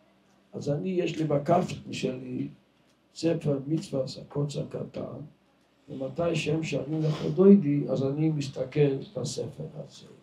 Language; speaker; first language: Hebrew; non-native, local second language; Yiddish